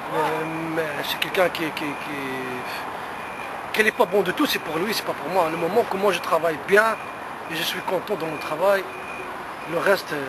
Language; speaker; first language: French; non-native, fluent; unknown